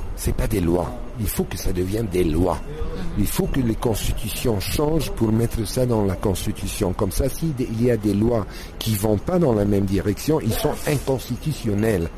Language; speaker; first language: French; non-native, fluent; Arabic